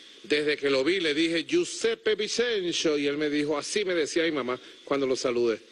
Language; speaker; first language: Spanish; native; Spanish